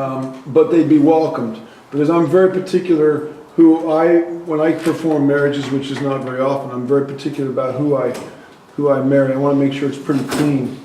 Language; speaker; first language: English; native; English